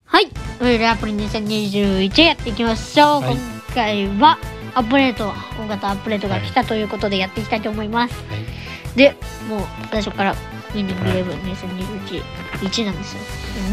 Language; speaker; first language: Japanese; native; Japanese